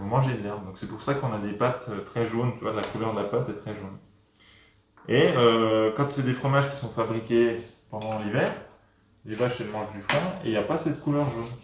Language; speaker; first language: French; native; French